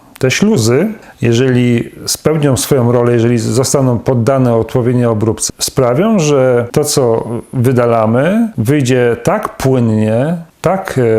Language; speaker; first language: Polish; native; Polish